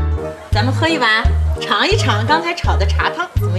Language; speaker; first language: Chinese; native; Chinese